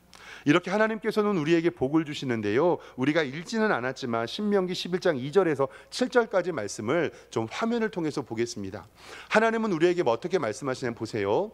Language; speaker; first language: Korean; native; Korean